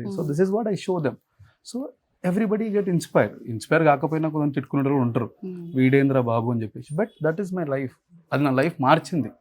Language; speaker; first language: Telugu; native; Telugu